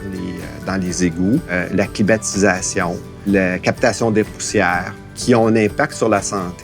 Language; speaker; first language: French; native; French